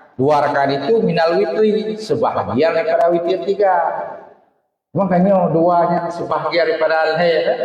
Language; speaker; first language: Malay; non-native, local second language; Achinese